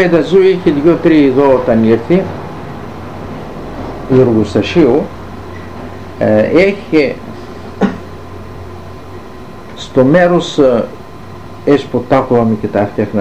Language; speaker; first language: Greek; native; Greek